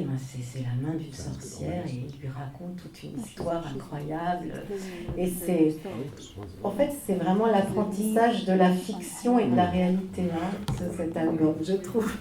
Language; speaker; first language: French; native; French